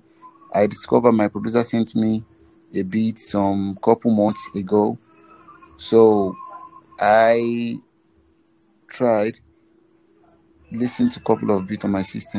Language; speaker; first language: English; non-native, local second language; Yoruba